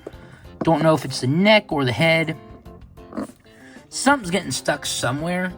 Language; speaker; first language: English; native; English